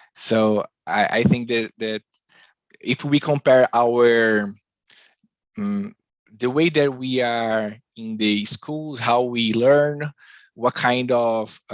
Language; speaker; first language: English; non-native, learner; Portuguese